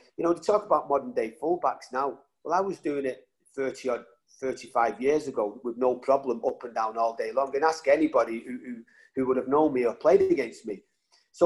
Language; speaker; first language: English; native; English